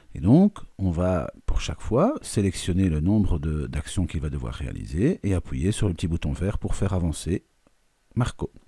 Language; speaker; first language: French; native; French